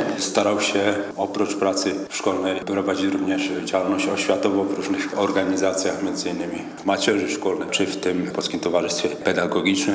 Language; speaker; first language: Polish; native; Polish